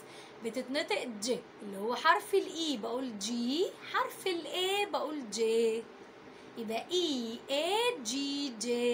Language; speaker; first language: Arabic; native; Arabic